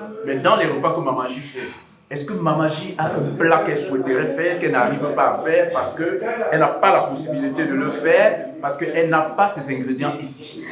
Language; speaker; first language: French; native; French